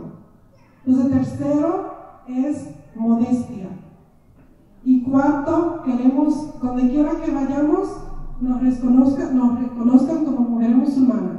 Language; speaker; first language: Spanish; native; Spanish